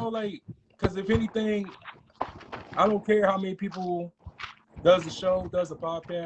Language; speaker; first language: English; native; English